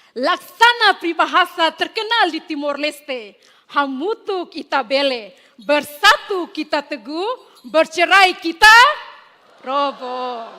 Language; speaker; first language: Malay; non-native, fluent; Tetum